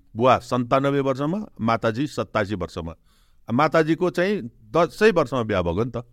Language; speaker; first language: Nepali; native; Nepali